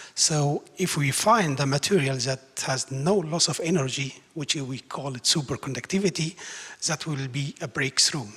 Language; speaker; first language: English; non-native, fluent; Arabic